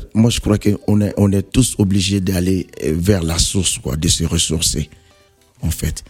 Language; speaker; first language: French; non-native, local second language; Mandingo